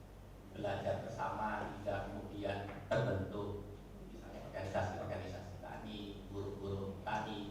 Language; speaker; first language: Indonesian; native; Indonesian